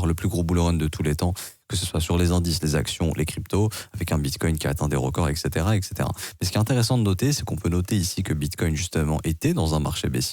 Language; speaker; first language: French; native; French